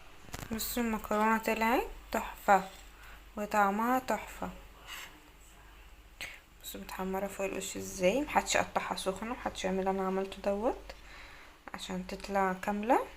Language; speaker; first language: Arabic; native; Arabic